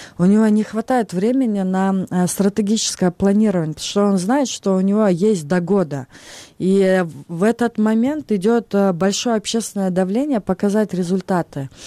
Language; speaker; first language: Russian; non-native, local second language; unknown